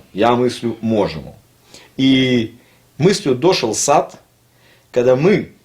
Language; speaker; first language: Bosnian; non-native, learner; Russian